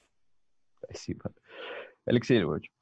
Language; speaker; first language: Russian; native; Russian